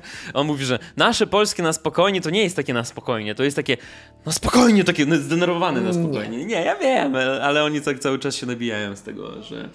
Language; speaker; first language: Polish; non-native, fluent; Russian